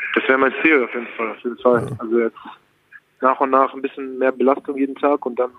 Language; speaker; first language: German; native; German